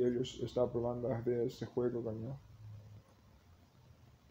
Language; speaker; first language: Spanish; non-native, learner; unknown